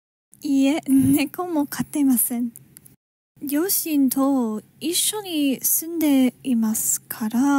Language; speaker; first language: Japanese; non-native, learner; English